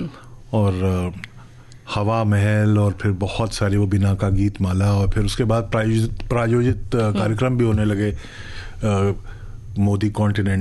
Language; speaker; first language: Hindi; native; Hindi